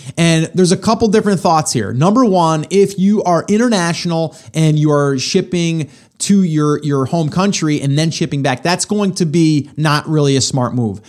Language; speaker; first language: English; native; English